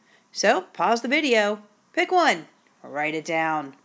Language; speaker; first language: English; native; English